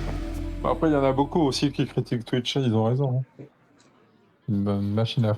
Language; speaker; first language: French; native; French